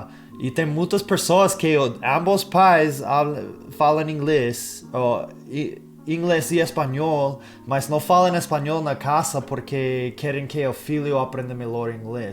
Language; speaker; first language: Portuguese; non-native, fluent; English